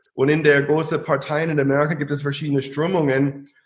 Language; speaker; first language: German; non-native, fluent; English